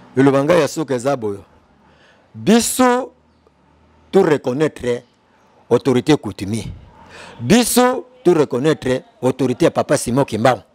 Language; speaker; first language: Lingala; non-native, local second language; Kongo